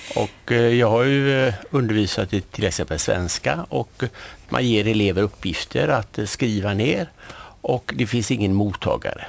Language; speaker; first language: Swedish; native; Swedish